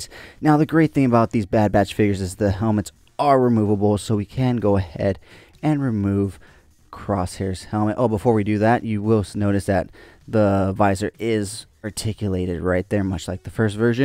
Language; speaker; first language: English; native; English